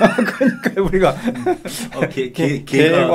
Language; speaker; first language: Korean; native; Korean